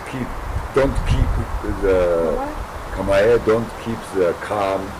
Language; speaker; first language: English; non-native, learner; Japanese